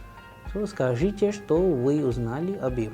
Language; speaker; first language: Russian; non-native, fluent; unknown